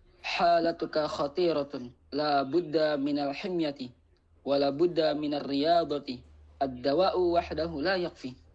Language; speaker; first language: Arabic; non-native, learner; Indonesian